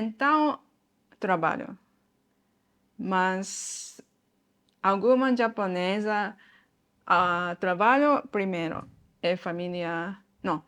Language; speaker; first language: Portuguese; non-native, learner; Japanese